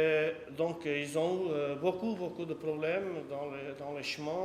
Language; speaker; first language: French; non-native, fluent; Portuguese